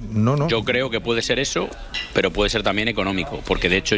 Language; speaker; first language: Spanish; native; Spanish